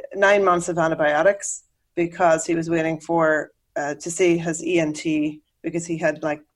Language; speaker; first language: English; native; English